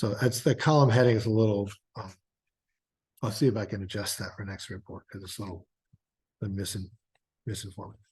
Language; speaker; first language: English; native; English